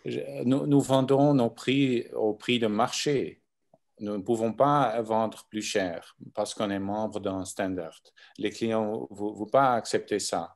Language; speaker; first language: French; non-native, local second language; German